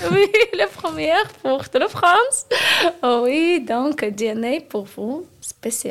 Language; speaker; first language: French; non-native, learner; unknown